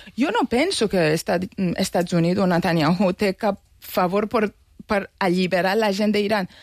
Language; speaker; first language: Catalan; non-native, fluent; Persian